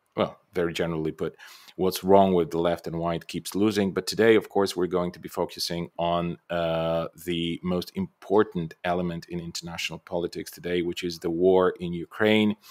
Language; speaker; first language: English; non-native, fluent; Bulgarian